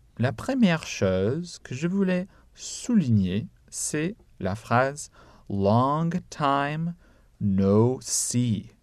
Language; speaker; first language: French; non-native, fluent; English